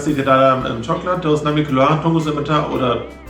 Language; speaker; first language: Indonesian; non-native, fluent; German